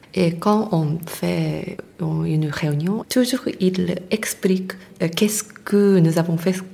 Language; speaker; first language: French; non-native, fluent; Japanese